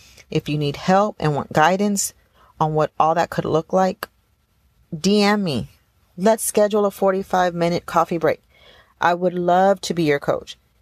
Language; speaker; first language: English; early bilingual, other home language; Spanish